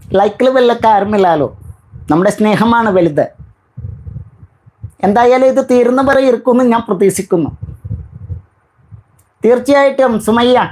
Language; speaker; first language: Malayalam; non-native, learner; Bangla